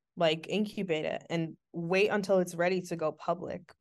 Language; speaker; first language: English; native; English